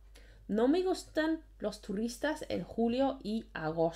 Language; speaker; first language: Spanish; non-native, fluent; English